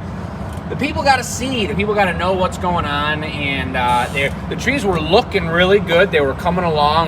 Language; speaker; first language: English; native; English